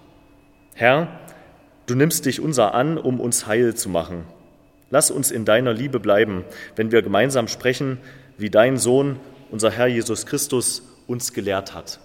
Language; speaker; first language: German; native; German